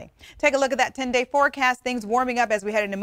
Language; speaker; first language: English; native; English